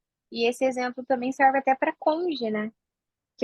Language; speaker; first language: Portuguese; native; Portuguese